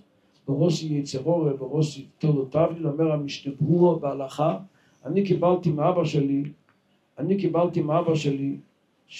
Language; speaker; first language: Hebrew; non-native, local second language; Yiddish